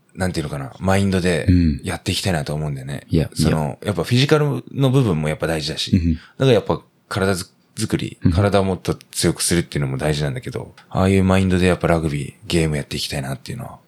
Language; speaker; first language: Japanese; native; Japanese